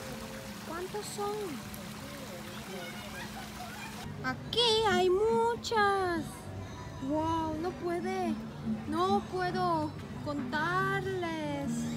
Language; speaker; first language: Spanish; non-native, fluent; Korean